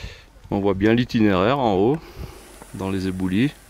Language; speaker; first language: French; native; French